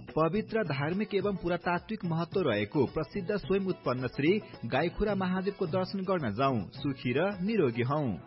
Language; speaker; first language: Nepali; native; Nepali